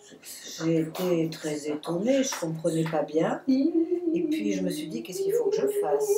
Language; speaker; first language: French; native; French